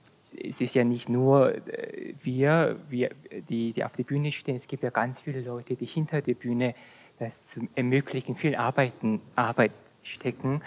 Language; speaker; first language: German; non-native, fluent; Korean